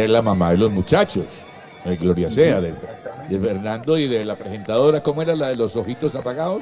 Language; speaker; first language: Spanish; native; Spanish